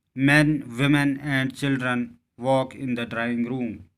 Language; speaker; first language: English; non-native, local second language; Urdu